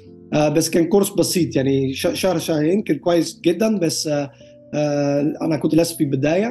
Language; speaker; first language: Arabic; non-native, learner; Dutch